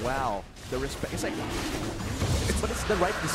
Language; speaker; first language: English; non-native, local second language; Filipino